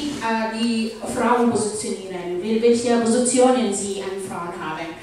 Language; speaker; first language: German; non-native, fluent; Arabic